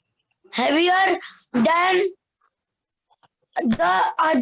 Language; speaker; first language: English; non-native, learner; Hindi